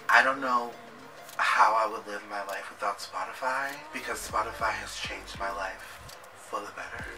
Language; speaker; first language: English; native; English